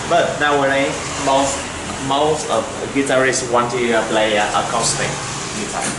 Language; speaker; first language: English; non-native, learner; Vietnamese